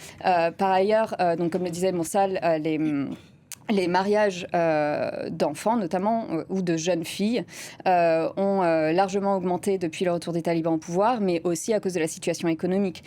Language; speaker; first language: French; native; French